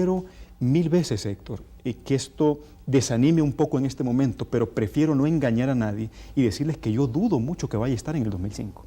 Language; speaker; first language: Spanish; native; Spanish